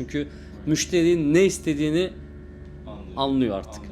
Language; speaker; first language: Turkish; native; Turkish